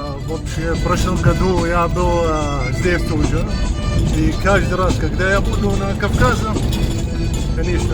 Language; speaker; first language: Russian; non-native, learner; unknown